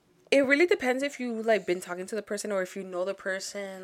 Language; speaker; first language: English; early bilingual, other home language; Spanish